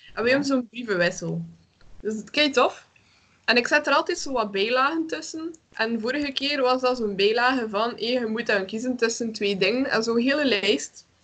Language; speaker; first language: Dutch; non-native, local second language; French